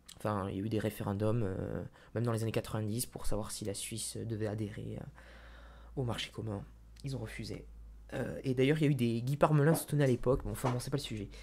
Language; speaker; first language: French; native; French